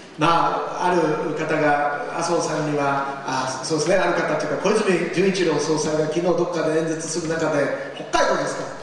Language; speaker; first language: Japanese; native; Japanese